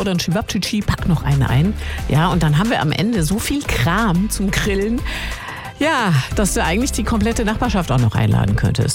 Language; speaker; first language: German; native; German